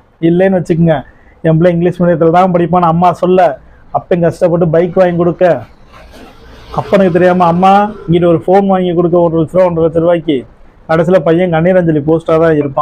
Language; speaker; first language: Tamil; native; Tamil